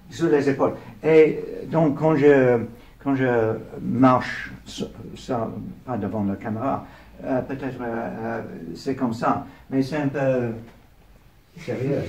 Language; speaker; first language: French; non-native, learner; English